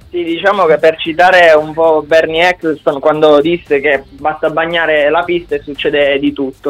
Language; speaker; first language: Italian; native; Italian